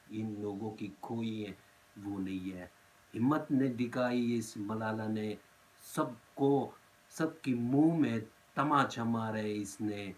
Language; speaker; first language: Urdu; non-native, fluent; Pashto